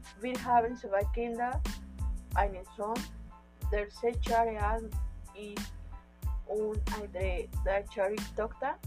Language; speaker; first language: German; non-native, learner; Spanish